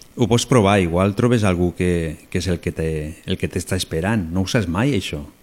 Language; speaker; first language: Catalan; non-native, local second language; Spanish